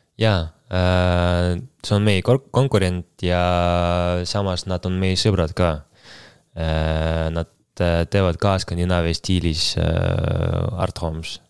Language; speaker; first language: Estonian; non-native, local second language; Russian